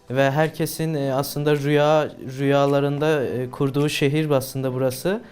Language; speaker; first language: Turkish; non-native, fluent; Persian